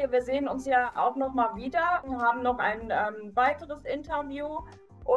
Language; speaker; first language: German; native; German